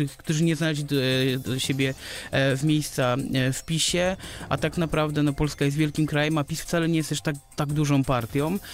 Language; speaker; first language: Polish; early bilingual, other home language; Armenian